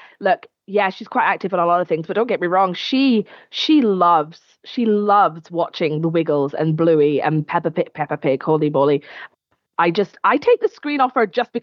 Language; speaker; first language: English; native; English